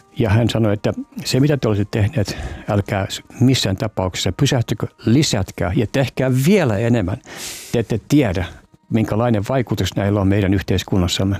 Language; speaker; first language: Finnish; native; Finnish